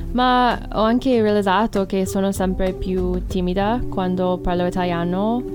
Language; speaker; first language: Italian; non-native, fluent; English